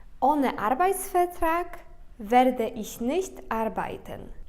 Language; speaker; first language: German; non-native, fluent; Polish